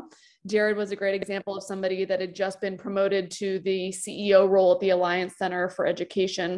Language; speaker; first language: English; native; English